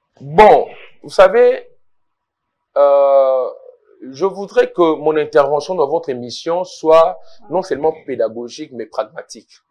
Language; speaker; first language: French; non-native, local second language; Lingala